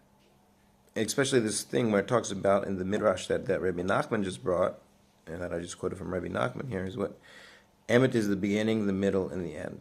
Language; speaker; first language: English; native; English